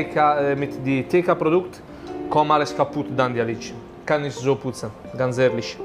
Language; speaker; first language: German; non-native, learner; Italian